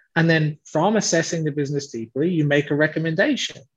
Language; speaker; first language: English; native; English